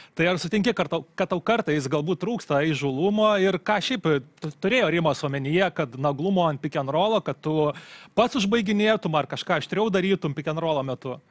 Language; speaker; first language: Lithuanian; native; Lithuanian